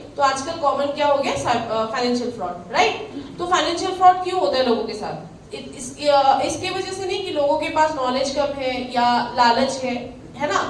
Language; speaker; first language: Hindi; non-native, local second language; Assamese